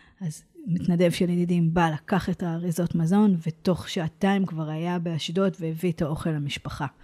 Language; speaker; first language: Hebrew; native; Hebrew